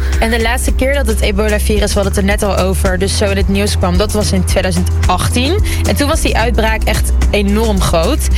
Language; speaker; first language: Dutch; early bilingual, other home language; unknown